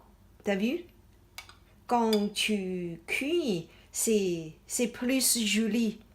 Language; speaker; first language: French; non-native, learner; Chinese